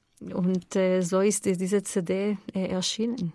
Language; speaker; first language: German; non-native, fluent; Hebrew